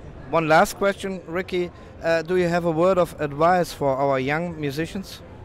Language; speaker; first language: English; non-native, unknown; German